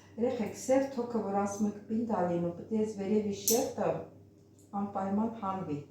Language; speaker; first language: Armenian; native; Armenian